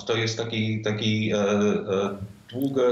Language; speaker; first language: Polish; non-native, fluent; English